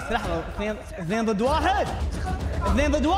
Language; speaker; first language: Arabic; native; Arabic